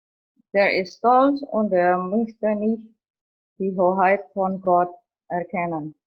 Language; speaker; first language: German; non-native, learner; Indonesian